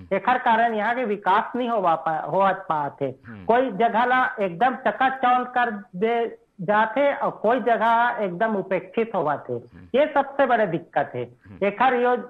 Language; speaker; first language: Hindi; native; Hindi